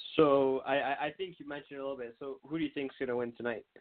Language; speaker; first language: English; native; English